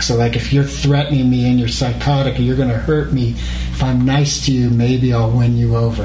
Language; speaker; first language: English; native; English